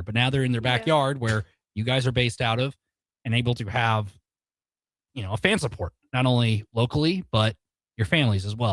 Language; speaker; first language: English; native; English